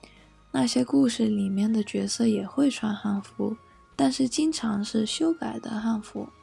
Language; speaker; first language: Chinese; early bilingual, heritage; English